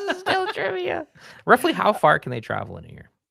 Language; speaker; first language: English; native; English